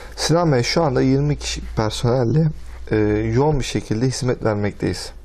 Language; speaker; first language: Turkish; native; Turkish